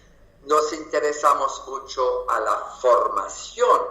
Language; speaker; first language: Spanish; non-native, fluent; French